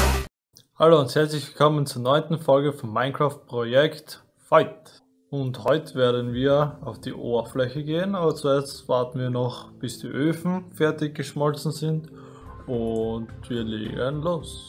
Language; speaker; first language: German; native; German